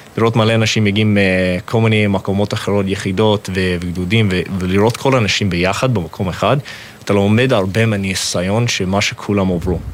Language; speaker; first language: Hebrew; non-native, fluent; English